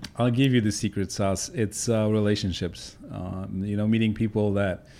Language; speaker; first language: English; non-native, fluent; Polish